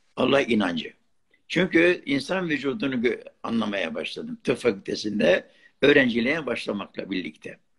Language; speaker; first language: Turkish; non-native, local second language; Arabic